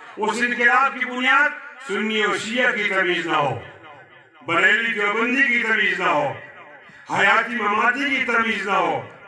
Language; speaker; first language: Urdu; non-native, local second language; Pashto